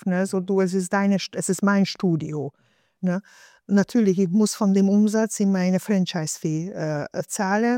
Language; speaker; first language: German; non-native, fluent; Hungarian